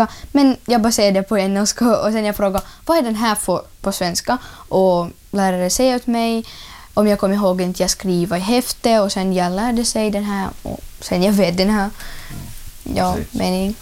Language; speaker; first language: Swedish; non-native, learner; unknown